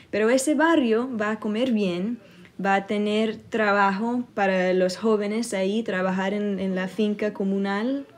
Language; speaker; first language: Spanish; early bilingual, heritage; Spanish